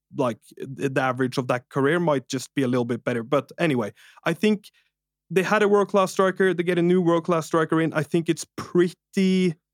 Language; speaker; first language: English; non-native, fluent; Norwegian